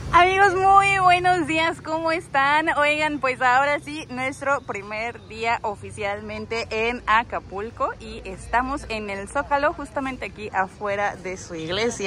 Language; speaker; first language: Spanish; native; Spanish